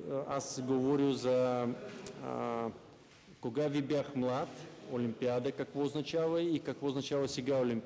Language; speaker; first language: Bulgarian; non-native, learner; Russian